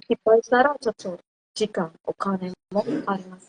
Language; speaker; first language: Japanese; non-native, learner; Indonesian